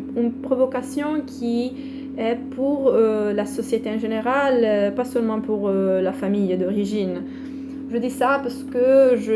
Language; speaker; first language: French; non-native, fluent; Italian